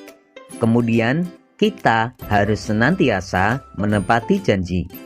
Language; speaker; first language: Indonesian; native; Indonesian